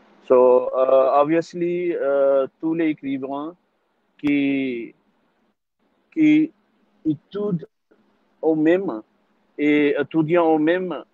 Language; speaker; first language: French; non-native, learner; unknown